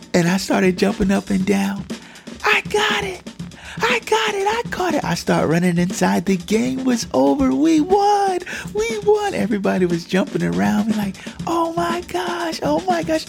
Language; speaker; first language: English; native; English